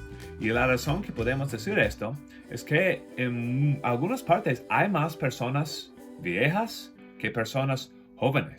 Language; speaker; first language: Spanish; non-native, fluent; English